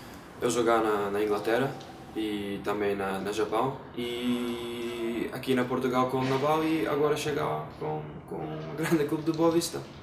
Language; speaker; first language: Portuguese; non-native, learner; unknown